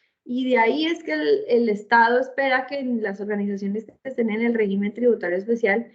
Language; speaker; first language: Spanish; native; Spanish